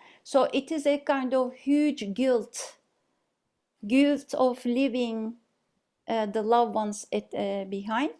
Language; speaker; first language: English; non-native, fluent; Turkish